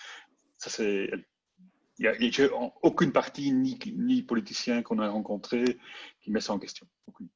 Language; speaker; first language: French; non-native, local second language; Dutch